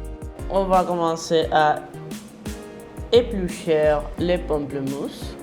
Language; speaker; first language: French; non-native, fluent; Spanish